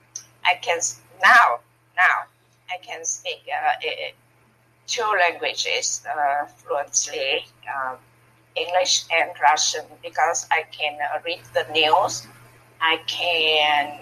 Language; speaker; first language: English; non-native, learner; Vietnamese